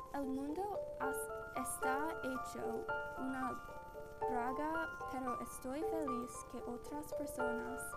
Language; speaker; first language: Spanish; non-native, learner; English